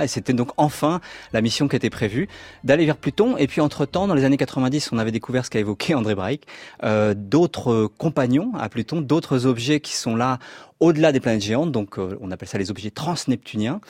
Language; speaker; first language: French; native; French